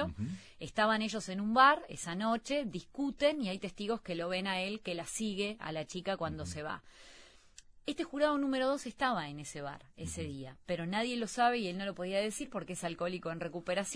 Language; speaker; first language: Spanish; native; Spanish